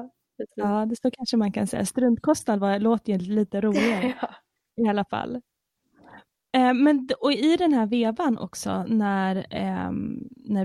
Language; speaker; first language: Swedish; native; Swedish